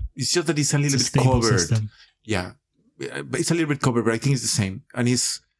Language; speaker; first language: English; non-native, fluent; Spanish